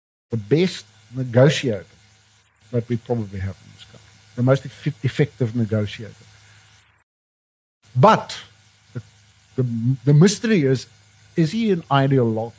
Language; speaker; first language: English; non-native, local second language; Afrikaans